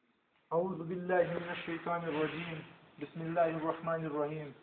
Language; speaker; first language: Arabic; non-native, learner; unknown